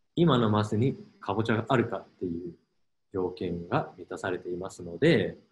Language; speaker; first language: Japanese; non-native, fluent; English